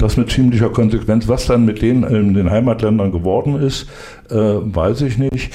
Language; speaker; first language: German; native; German